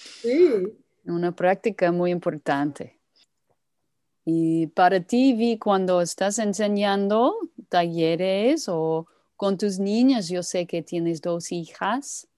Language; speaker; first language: Spanish; non-native, fluent; English